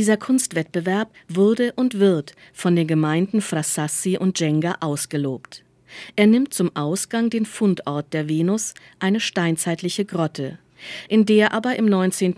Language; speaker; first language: German; native; German